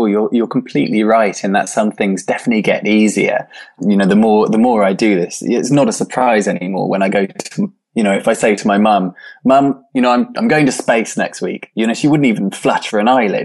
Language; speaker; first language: English; native; English